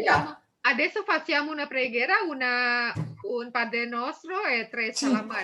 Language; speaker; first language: Italian; non-native, fluent; Indonesian